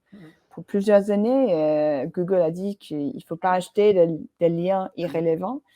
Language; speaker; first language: French; non-native, fluent; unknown